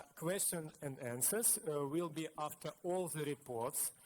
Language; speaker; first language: English; non-native, fluent; Russian